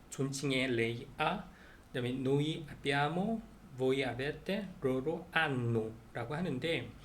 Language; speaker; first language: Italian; non-native, learner; Korean